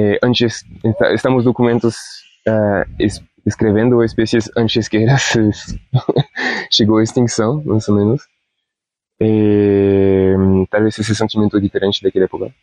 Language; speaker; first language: Portuguese; non-native, fluent; Spanish